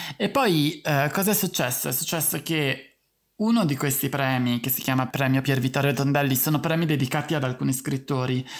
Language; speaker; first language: Italian; native; Italian